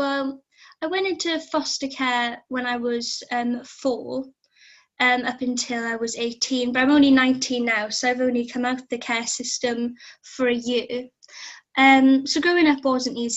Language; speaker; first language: English; native; English